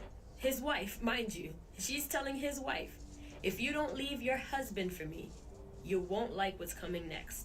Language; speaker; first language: English; native; English